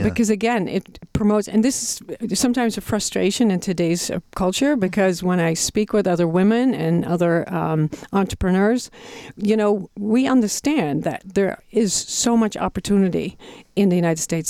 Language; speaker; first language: English; non-native, fluent; Dutch